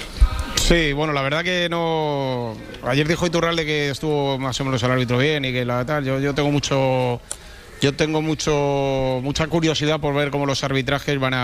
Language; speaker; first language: Spanish; native; Spanish